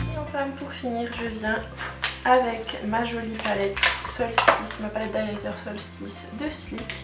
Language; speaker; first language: French; native; French